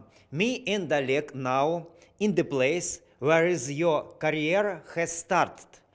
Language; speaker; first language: English; non-native, learner; Russian